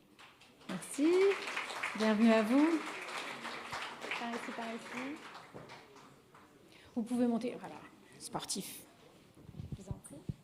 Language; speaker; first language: French; native; French